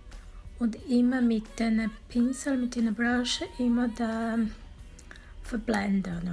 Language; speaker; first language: German; non-native, learner; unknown